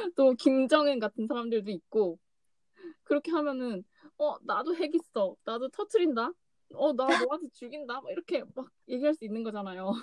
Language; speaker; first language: Korean; native; Korean